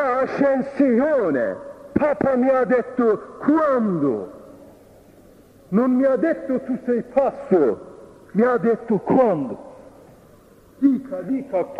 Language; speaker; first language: Italian; non-native, fluent; Turkish